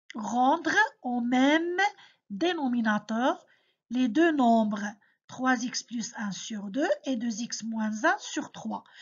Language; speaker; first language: French; non-native, local second language; Arabic